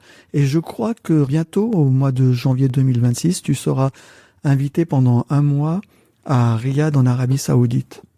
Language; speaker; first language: French; native; French